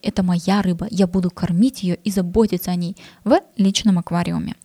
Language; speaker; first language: Russian; native; Russian